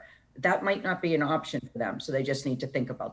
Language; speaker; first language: English; native; English